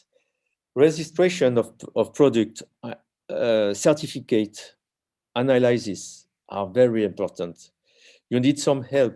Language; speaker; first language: English; non-native, learner; French